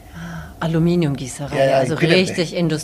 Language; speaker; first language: German; native; German